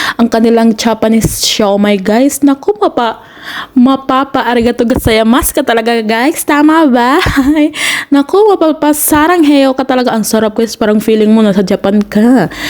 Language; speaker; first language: Filipino; native; Filipino